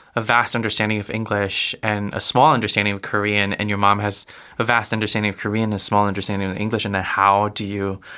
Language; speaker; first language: English; non-native, local second language; Chinese